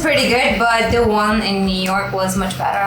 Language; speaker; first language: English; non-native, fluent; Turkish